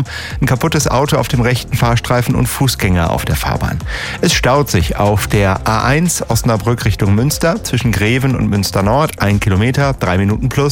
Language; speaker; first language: German; native; German